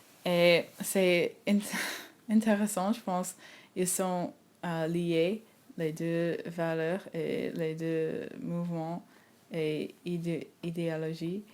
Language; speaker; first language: French; non-native, learner; English